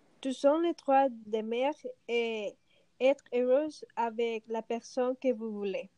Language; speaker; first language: French; non-native, learner; Spanish